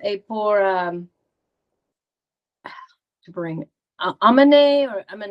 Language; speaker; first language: French; non-native, learner; English